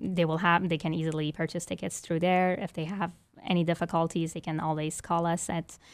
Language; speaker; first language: English; non-native, fluent; Persian